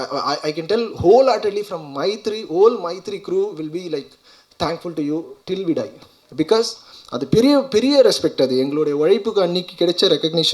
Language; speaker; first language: Tamil; native; Tamil